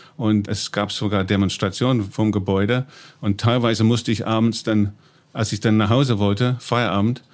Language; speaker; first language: German; non-native, fluent; English